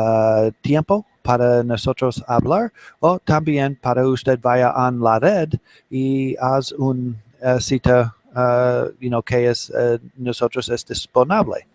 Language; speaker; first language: Spanish; non-native, learner; English